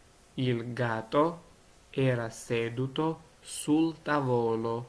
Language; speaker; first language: Italian; non-native, fluent; Georgian